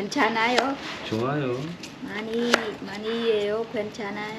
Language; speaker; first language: Korean; non-native, learner; Vietnamese